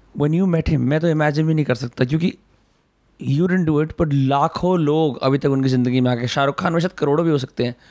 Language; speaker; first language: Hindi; native; Hindi